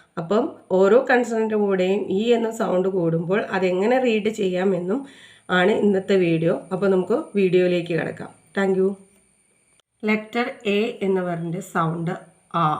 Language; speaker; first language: Malayalam; native; Malayalam